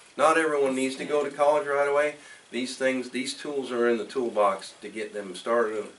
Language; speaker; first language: English; native; English